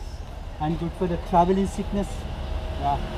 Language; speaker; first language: English; non-native, local second language; Sinhala